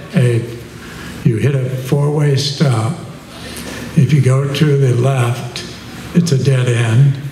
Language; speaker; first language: English; native; English